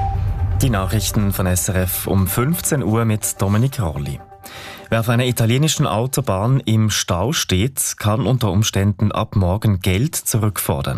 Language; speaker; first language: German; native; German